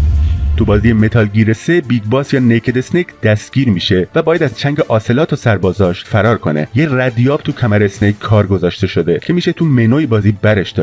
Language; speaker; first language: Persian; native; Persian